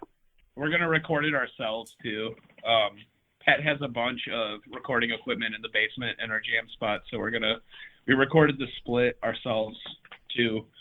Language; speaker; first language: English; native; English